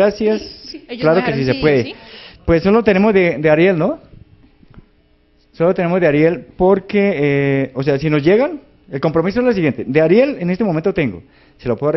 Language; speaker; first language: Spanish; native; Spanish